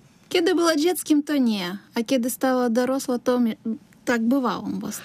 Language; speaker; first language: Polish; non-native, learner; Russian